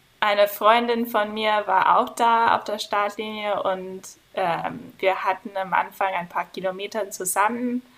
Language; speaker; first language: German; non-native, fluent; English